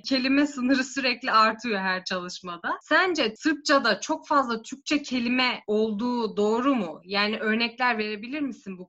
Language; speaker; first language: Turkish; native; Turkish